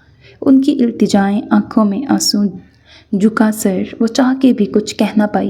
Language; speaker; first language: Urdu; native; Urdu